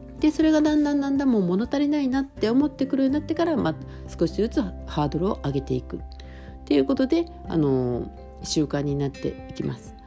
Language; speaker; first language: Japanese; native; Japanese